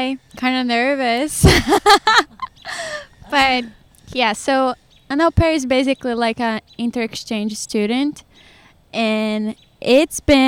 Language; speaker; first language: English; non-native, fluent; Portuguese